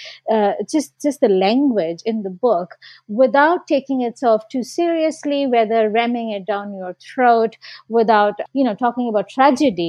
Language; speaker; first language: English; non-native, local second language; Bangla